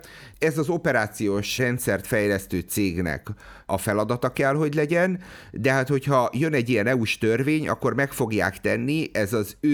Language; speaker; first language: Hungarian; native; Hungarian